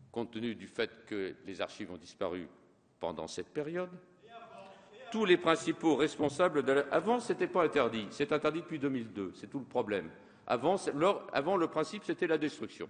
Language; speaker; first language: French; native; French